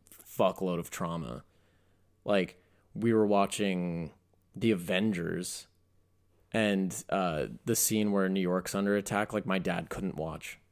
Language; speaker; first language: English; native; English